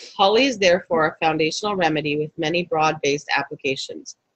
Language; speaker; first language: English; native; English